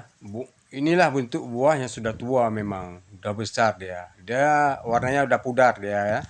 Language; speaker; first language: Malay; non-native, local second language; Achinese